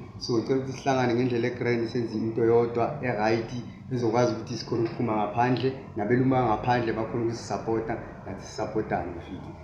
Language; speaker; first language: Zulu; native; Zulu